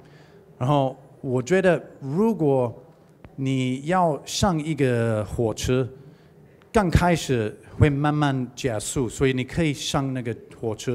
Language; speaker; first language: Chinese; non-native, learner; English